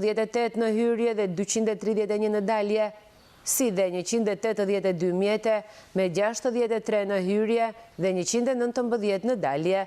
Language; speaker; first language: Albanian; native; Albanian